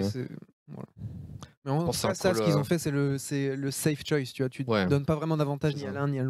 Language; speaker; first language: French; native; French